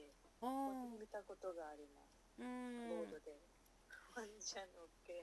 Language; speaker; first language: Japanese; non-native, learner; Nepali